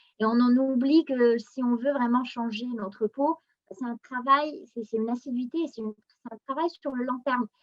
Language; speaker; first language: French; non-native, local second language; Arabic